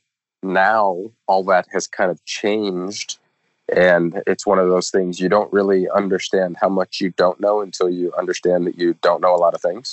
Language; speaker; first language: English; native; English